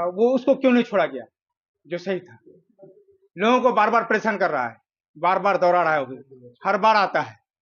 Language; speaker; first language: Hindi; non-native, local second language; Bangla